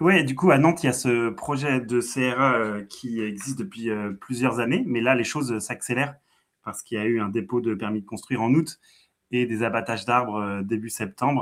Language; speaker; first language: French; native; French